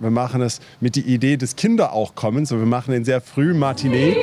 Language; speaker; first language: German; non-native, learner; English